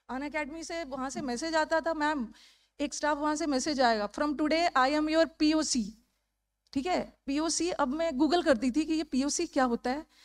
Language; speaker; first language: Hindi; native; Hindi